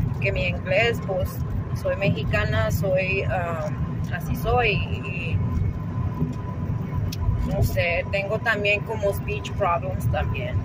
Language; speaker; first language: Spanish; early bilingual, heritage; Spanish